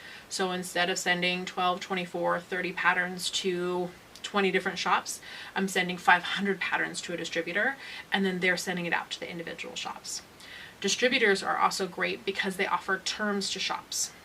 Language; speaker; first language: English; native; English